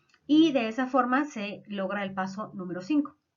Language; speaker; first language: Spanish; native; Spanish